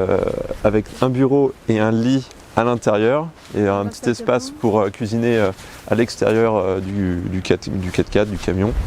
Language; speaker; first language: French; native; French